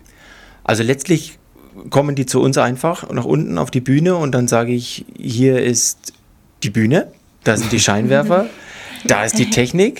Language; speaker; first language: German; native; German